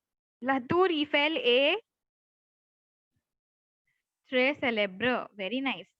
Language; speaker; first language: French; non-native, fluent; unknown